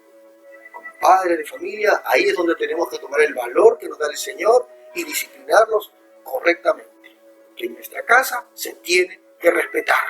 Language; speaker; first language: Spanish; native; Spanish